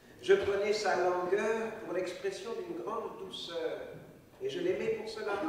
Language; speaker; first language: French; native; French